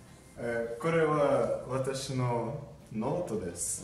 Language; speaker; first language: Japanese; non-native, learner; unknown